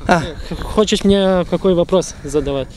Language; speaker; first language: Russian; non-native, learner; Lithuanian